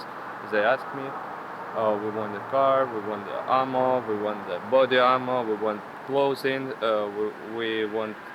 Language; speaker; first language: English; non-native, learner; Ukrainian